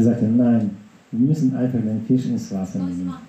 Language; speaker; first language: German; non-native, learner; Russian